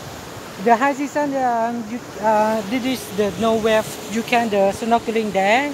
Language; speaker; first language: English; non-native, learner; Thai